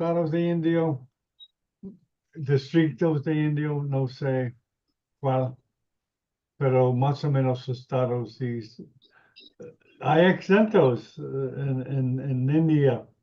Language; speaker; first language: Spanish; non-native, learner; English